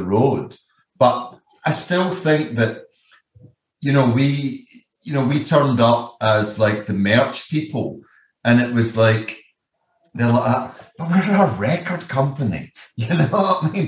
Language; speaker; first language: English; native; English